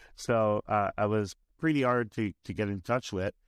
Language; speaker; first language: English; native; English